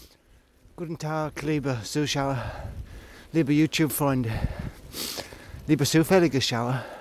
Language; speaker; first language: German; non-native, learner; English